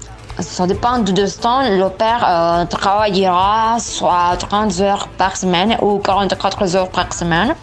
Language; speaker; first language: French; non-native, learner; Spanish